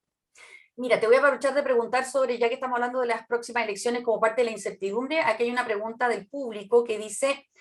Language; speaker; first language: Spanish; native; Spanish